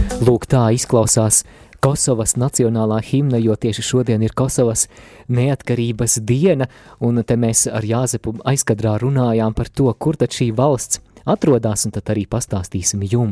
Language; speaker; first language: Latvian; native; Latvian